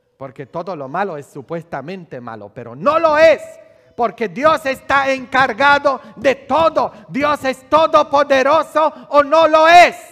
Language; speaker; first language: Spanish; non-native, fluent; Polish